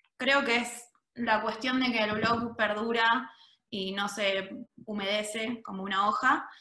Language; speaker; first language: Spanish; native; Spanish